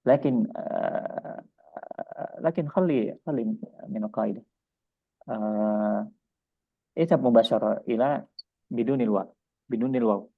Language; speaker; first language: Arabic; non-native, fluent; Indonesian